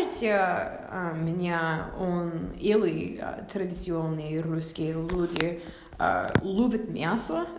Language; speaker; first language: Russian; non-native, learner; English